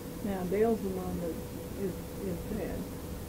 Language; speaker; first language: English; native; English